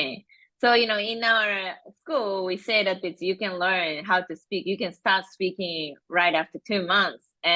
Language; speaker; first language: English; non-native, fluent; Japanese